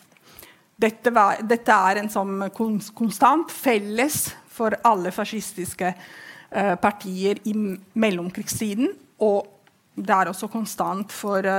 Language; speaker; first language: Norwegian; non-native, fluent; Italian